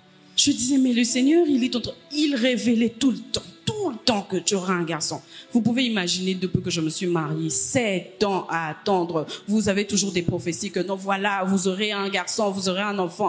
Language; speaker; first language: French; non-native, local second language; Lingala